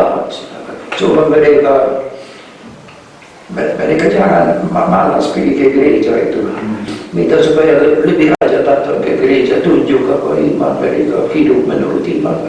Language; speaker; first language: Indonesian; non-native, fluent; Hungarian